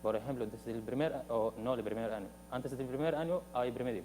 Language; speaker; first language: Spanish; non-native, fluent; Arabic